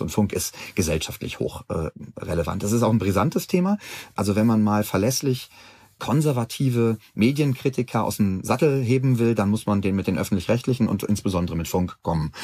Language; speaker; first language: German; native; German